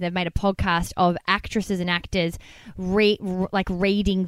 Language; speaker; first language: English; native; English